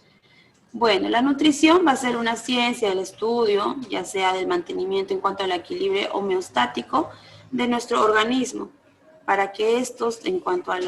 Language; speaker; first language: Spanish; native; Spanish